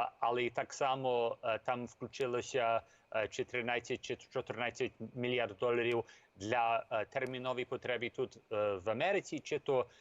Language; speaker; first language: Ukrainian; early bilingual, heritage; Ukrainian